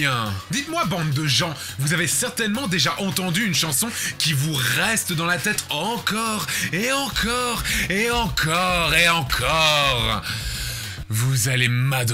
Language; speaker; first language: French; native; French